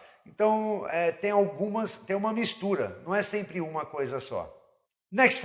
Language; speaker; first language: Portuguese; non-native, fluent; English